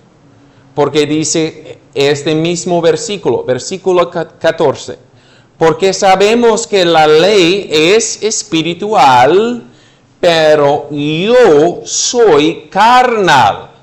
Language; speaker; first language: Spanish; non-native, fluent; English